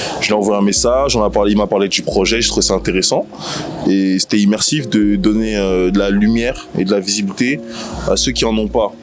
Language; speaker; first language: French; native; French